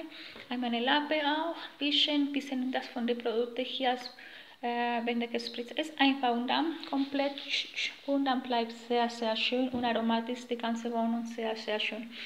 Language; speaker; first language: German; non-native, learner; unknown